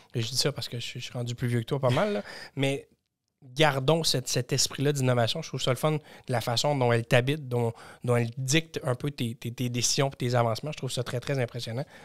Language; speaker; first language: French; native; French